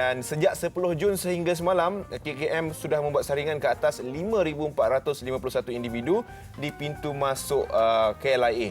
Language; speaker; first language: Malay; native; Malay